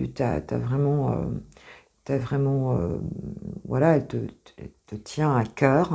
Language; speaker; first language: French; native; French